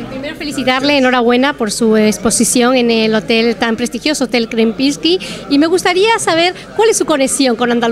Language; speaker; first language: Spanish; native; Spanish